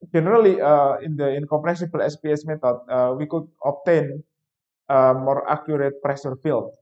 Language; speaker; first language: English; non-native, fluent; Indonesian